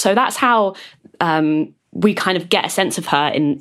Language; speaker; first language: English; native; English